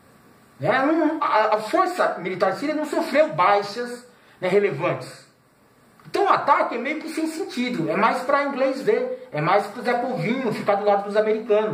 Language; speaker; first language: Portuguese; native; Portuguese